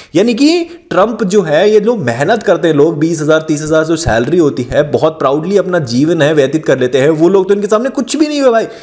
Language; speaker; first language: Hindi; native; Hindi